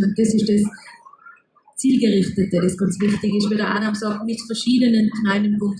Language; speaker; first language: German; native; German